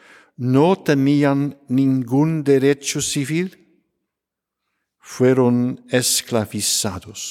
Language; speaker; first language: Spanish; non-native, fluent; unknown